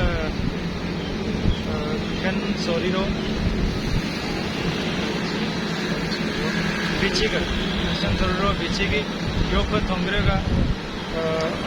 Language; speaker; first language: Korean; non-native, learner; Punjabi